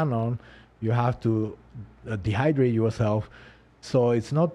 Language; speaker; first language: English; non-native, learner; Japanese